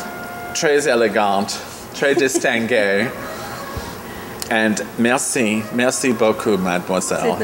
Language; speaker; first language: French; non-native, learner; English